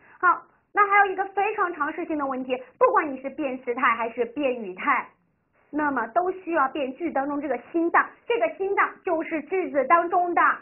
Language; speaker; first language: Chinese; native; Chinese